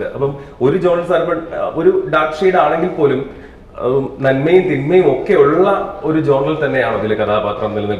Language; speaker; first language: Malayalam; native; Malayalam